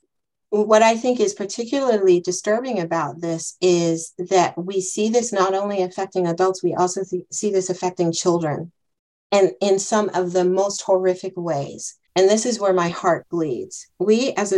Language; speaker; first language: English; native; English